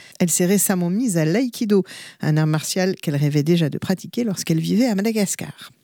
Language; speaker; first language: French; native; French